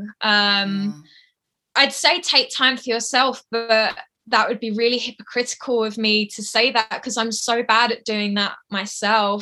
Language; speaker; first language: English; native; English